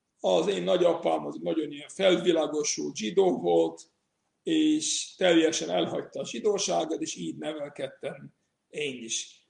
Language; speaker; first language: Hungarian; early bilingual, heritage; Hungarian